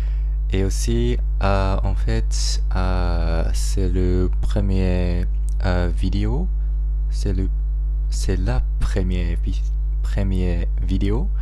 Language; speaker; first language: French; non-native, learner; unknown